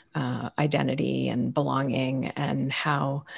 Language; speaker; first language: English; native; English